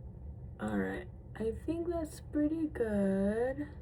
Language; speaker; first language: English; native; English